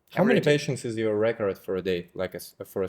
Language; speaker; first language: English; non-native, fluent; Russian